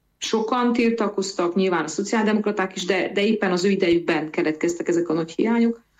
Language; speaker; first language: Hungarian; native; Hungarian